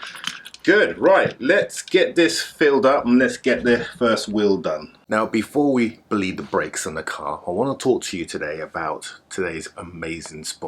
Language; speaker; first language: English; native; English